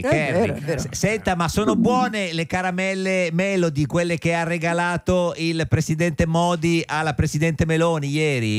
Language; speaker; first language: Italian; native; Italian